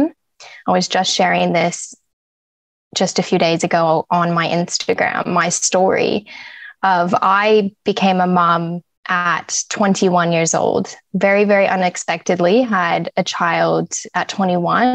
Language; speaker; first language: English; native; English